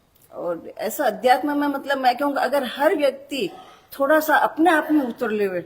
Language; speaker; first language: Hindi; native; Hindi